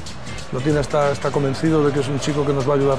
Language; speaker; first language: Spanish; native; Spanish